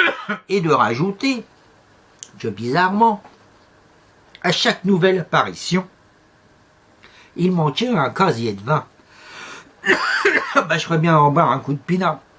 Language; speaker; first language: French; native; French